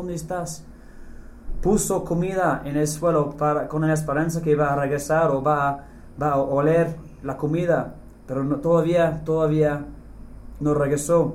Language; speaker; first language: Spanish; non-native, fluent; English